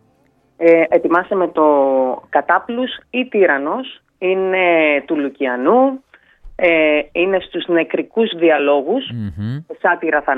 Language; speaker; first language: Greek; native; Greek